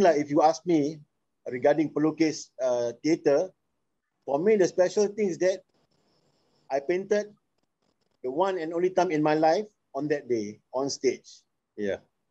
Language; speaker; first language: English; non-native, local second language; Malay